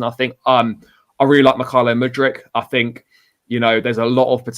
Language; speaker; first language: English; native; English